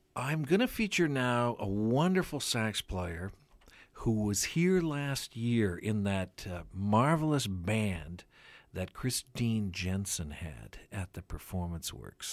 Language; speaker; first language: English; non-native, fluent; Ukrainian